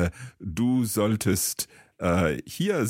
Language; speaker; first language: German; non-native, learner; English